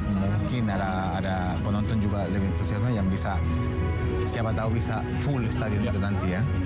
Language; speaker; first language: Indonesian; non-native, fluent; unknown